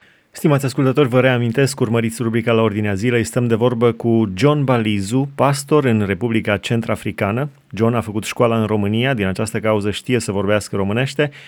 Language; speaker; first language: Romanian; native; Romanian